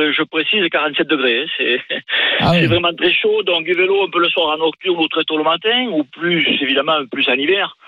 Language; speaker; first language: French; native; French